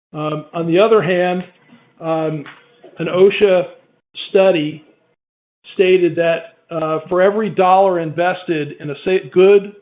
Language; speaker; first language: English; native; English